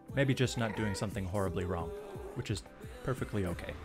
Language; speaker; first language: English; native; English